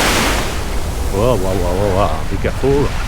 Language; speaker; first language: English; non-native, learner; French